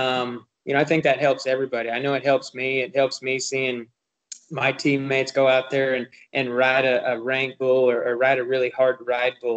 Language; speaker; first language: English; native; English